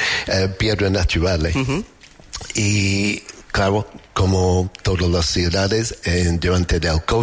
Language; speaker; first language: Spanish; non-native, fluent; English